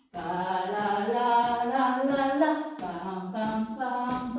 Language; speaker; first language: French; native; French